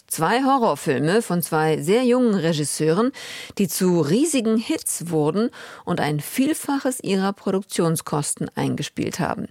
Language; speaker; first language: German; native; German